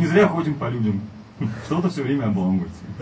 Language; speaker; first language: Russian; native; Russian